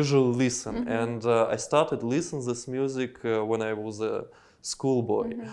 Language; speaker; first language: English; non-native, learner; Russian